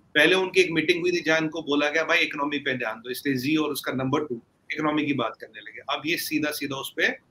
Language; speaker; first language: Hindi; native; Hindi